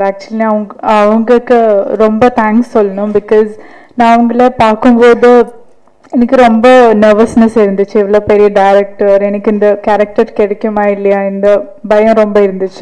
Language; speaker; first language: Tamil; non-native, learner; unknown